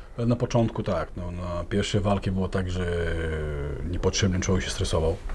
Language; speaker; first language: Polish; non-native, fluent; Chechen